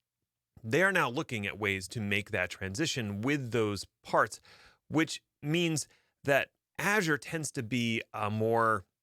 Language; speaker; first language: English; native; English